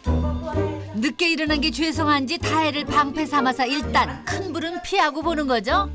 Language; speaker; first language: Korean; native; Korean